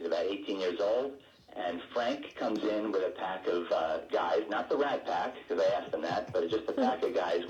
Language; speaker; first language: English; native; English